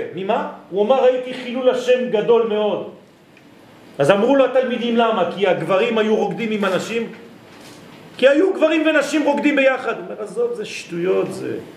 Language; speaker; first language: Hebrew; non-native, fluent; French